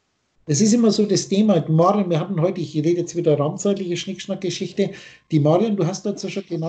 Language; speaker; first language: German; native; German